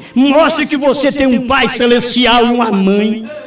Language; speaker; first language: Portuguese; native; Portuguese